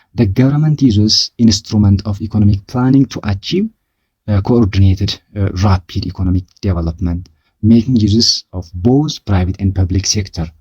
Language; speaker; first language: English; non-native, local second language; Amharic